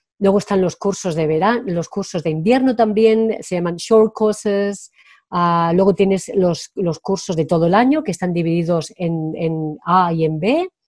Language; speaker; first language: Spanish; native; Spanish